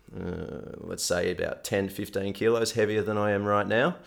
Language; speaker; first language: English; native; English